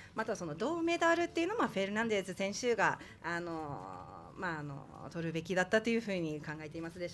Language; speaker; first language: Japanese; native; Japanese